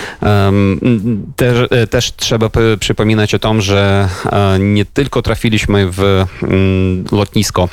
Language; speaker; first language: Polish; non-native, fluent; Ukrainian